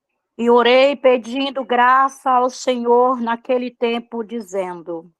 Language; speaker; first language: Portuguese; native; Portuguese